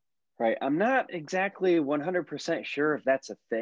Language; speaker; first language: English; native; English